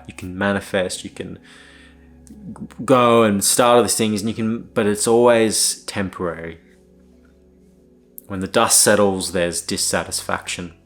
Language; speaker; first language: English; native; English